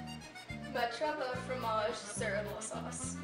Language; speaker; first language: French; non-native, learner; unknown